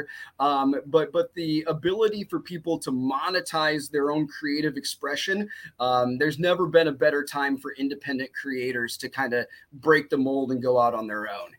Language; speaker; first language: English; native; English